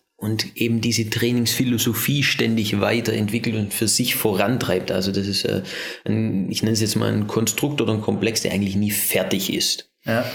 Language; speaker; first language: German; native; German